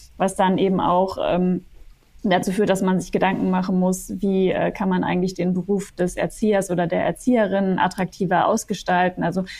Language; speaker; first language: German; native; German